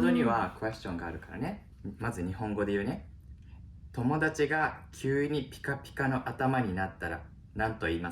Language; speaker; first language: Japanese; native; Japanese